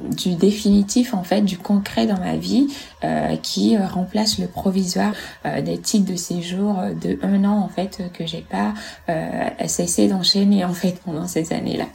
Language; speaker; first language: French; non-native, fluent; Italian